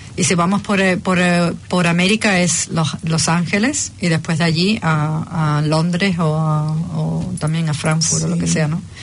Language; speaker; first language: Spanish; native; Spanish